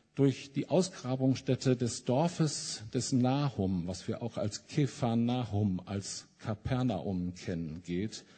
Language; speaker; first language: German; native; German